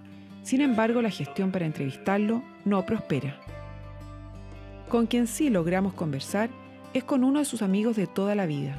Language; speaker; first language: Spanish; native; Spanish